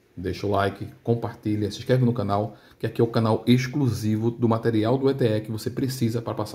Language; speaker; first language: Portuguese; native; Portuguese